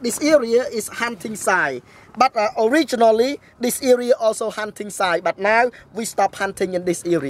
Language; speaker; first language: English; non-native, fluent; Khmer